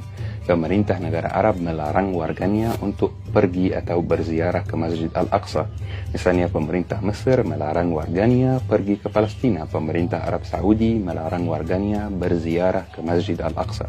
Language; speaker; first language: Indonesian; non-native, fluent; Arabic